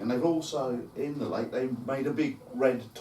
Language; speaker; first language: English; native; English